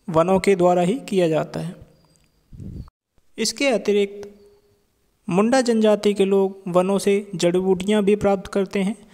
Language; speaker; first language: Hindi; native; Hindi